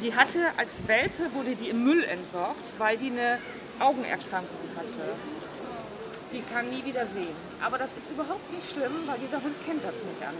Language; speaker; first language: German; native; German